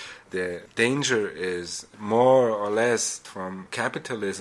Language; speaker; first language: English; non-native, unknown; German